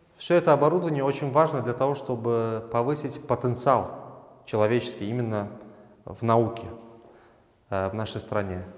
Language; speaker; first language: Russian; non-native, local second language; Uzbek